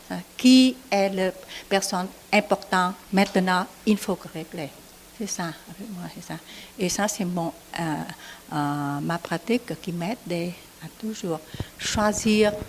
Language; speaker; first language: French; non-native, learner; Vietnamese